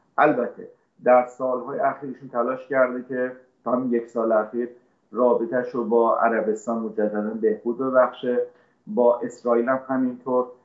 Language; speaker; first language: Persian; native; Persian